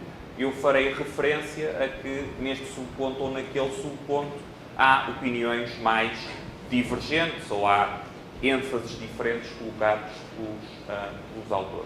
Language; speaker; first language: Portuguese; native; Portuguese